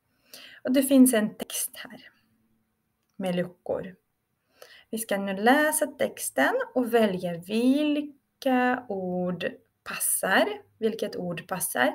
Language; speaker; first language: Swedish; non-native, fluent; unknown